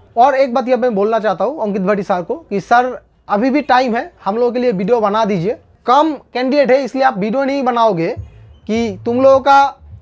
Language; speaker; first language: Hindi; non-native, local second language; Bangla